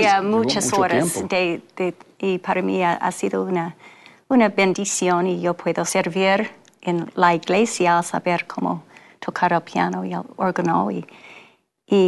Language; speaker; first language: Spanish; non-native, learner; English